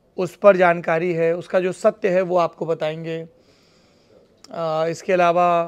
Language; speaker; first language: Hindi; native; Hindi